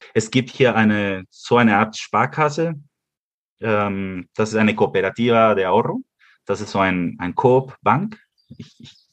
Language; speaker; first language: German; early bilingual, heritage; Spanish